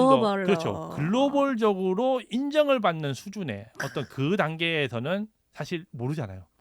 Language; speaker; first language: Korean; native; Korean